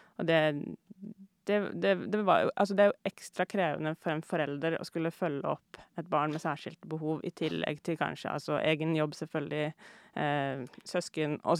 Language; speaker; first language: Norwegian; native; Norwegian